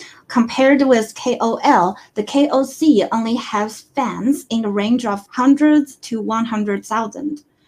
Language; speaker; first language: English; non-native, fluent; Chinese